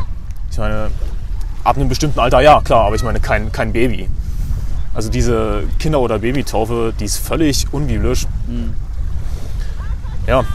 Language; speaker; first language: German; native; German